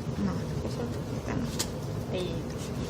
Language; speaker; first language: Spanish; native; Spanish